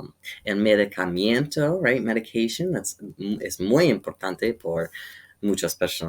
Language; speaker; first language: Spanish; non-native, learner; English